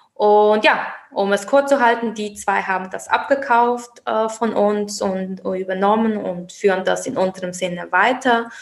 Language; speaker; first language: German; native; German